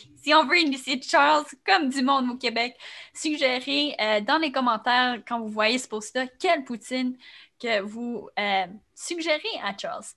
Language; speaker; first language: French; native; French